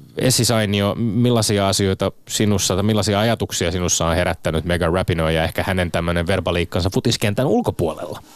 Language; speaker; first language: Finnish; native; Finnish